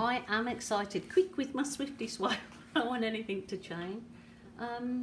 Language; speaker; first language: English; native; English